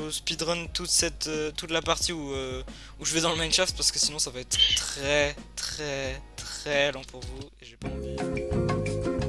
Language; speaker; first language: French; native; French